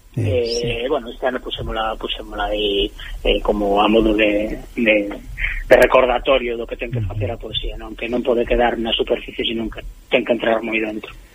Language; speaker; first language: Galician; native; Galician